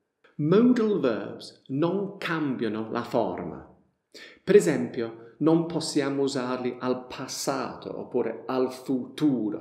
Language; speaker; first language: Italian; non-native, fluent; English